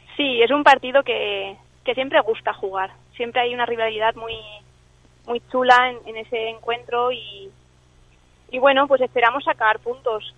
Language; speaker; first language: Spanish; early bilingual, other home language; English